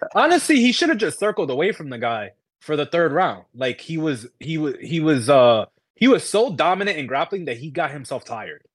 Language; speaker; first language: English; early bilingual, other home language; Spanish